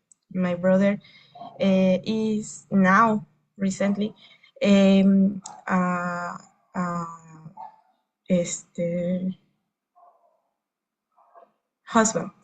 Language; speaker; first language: English; non-native, learner; Spanish